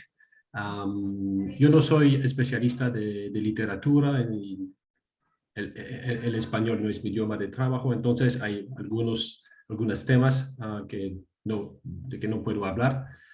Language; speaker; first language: Spanish; non-native, fluent; French